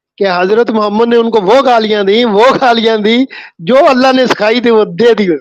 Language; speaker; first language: Urdu; non-native, local second language; Punjabi